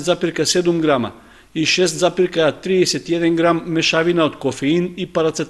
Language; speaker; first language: Macedonian; native; Macedonian